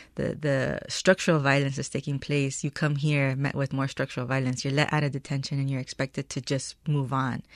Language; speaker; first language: English; early bilingual, other home language; Spanish